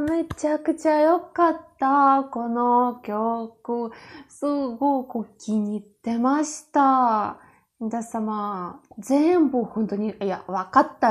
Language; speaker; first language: Japanese; non-native, learner; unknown